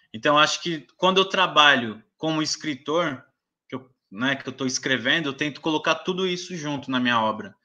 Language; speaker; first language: Portuguese; native; Portuguese